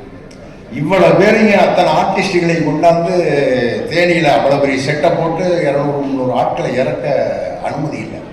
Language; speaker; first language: Tamil; native; Tamil